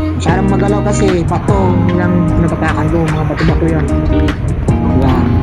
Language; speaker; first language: Filipino; non-native, local second language; Cebuano